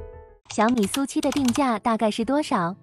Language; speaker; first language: Chinese; native; Chinese